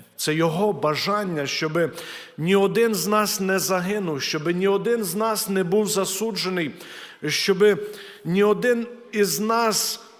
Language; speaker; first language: Ukrainian; native; Ukrainian